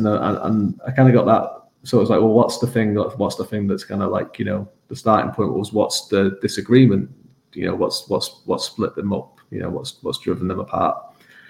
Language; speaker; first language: English; native; English